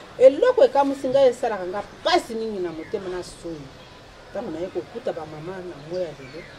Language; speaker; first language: Lingala; non-native, local second language; Luba-Lulua